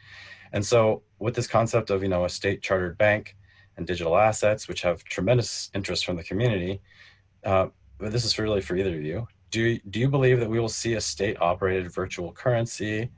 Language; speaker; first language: English; native; English